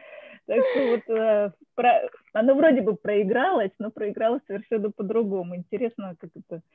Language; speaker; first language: Russian; native; Russian